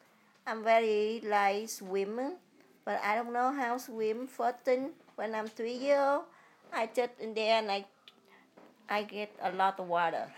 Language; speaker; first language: English; early bilingual, other home language; Vietnamese